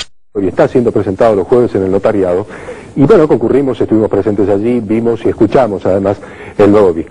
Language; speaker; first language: Spanish; native; Spanish